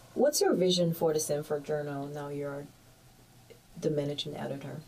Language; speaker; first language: English; early bilingual, other home language; Chinese